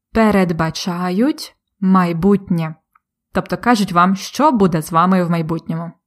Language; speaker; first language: Ukrainian; native; Ukrainian